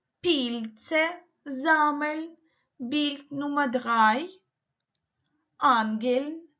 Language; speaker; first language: German; non-native, learner; Ukrainian